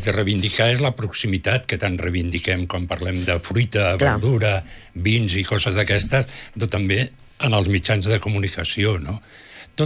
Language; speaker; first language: Catalan; native; Catalan